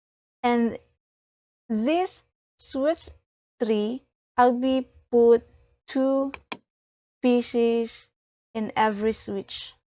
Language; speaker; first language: English; non-native, learner; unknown